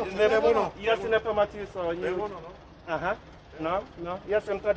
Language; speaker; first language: Czech; non-native, learner; English